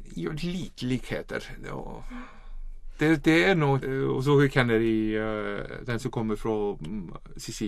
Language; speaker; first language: Swedish; non-native, learner; Icelandic